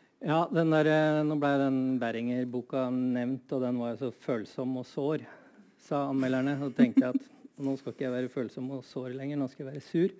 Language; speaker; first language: Norwegian; native; Norwegian